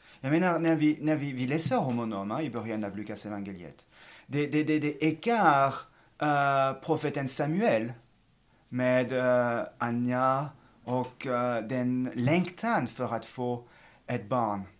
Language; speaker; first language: Swedish; non-native, fluent; French